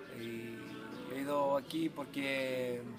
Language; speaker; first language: Spanish; non-native, learner; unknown